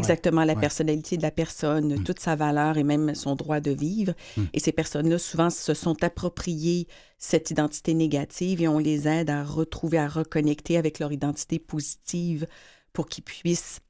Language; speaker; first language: French; native; French